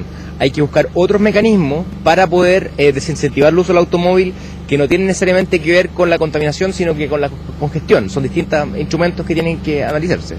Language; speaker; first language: Spanish; native; Spanish